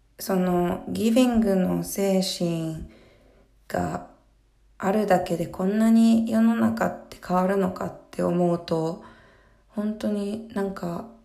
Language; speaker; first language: Japanese; early bilingual, heritage; Japanese